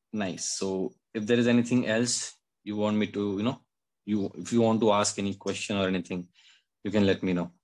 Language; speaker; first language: English; non-native, local second language; Hindi